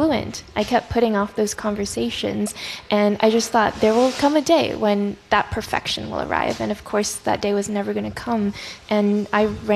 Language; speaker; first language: English; non-native, local second language; Chinese